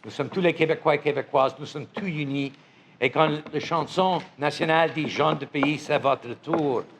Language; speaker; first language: French; non-native, local second language; English